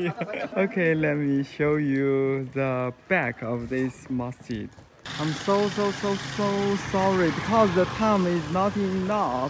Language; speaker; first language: English; non-native, learner; Chinese